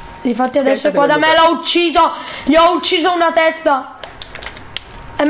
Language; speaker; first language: Italian; native; Italian